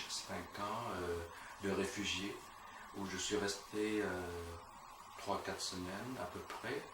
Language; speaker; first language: French; non-native, fluent; Vietnamese